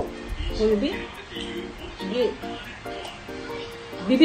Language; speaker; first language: Japanese; non-native, learner; Filipino